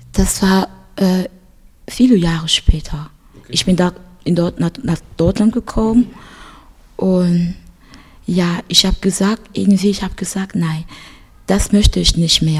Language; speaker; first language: German; non-native, fluent; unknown